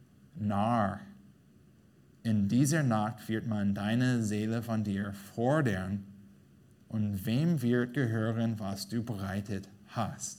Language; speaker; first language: German; non-native, fluent; English